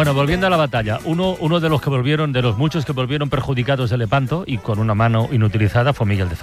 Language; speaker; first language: Spanish; native; Spanish